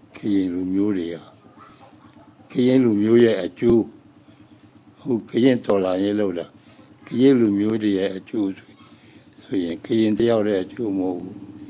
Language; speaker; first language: Burmese; non-native, local second language; S'gaw Karen